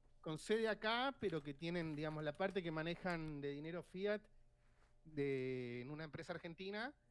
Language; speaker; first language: Spanish; native; Spanish